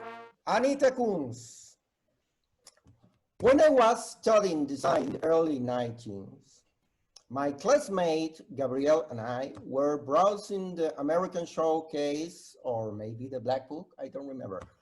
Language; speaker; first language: English; non-native, fluent; Spanish